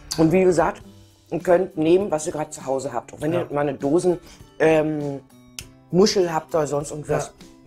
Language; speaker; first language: German; native; German